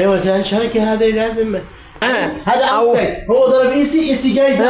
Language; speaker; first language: Arabic; non-native, learner; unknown